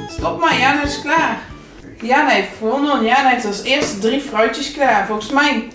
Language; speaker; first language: Dutch; native; Dutch